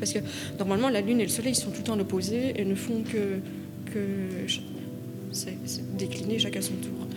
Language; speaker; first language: French; native; French